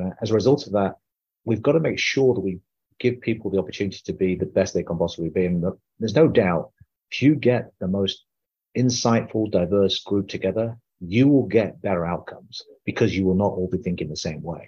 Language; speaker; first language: English; native; English